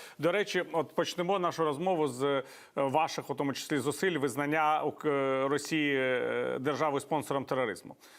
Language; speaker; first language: Ukrainian; native; Ukrainian